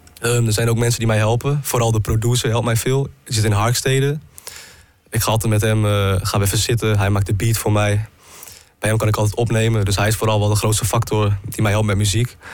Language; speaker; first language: Dutch; native; Dutch